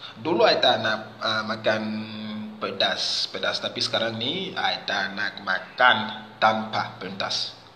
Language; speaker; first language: Malay; non-native, fluent; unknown